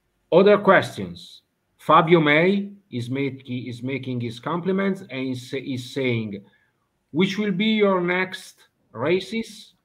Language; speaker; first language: English; non-native, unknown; Italian